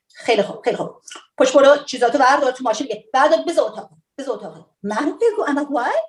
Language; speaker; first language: Persian; early bilingual, heritage; Persian